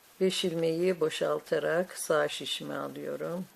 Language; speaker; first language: Turkish; native; Turkish